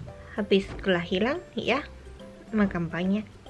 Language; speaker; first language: Indonesian; non-native, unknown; Japanese